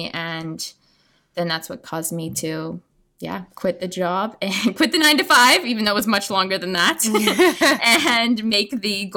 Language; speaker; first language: English; native; English